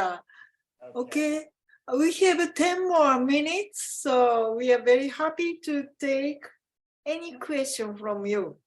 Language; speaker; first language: English; non-native, fluent; Japanese